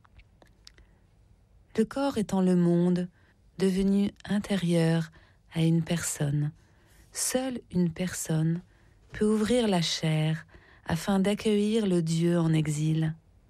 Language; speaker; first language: French; native; French